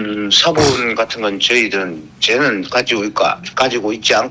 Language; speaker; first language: Korean; native; Korean